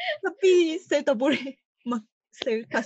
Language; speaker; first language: Indonesian; non-native, learner; Japanese